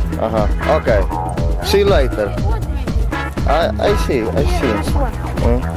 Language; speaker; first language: English; non-native, learner; Polish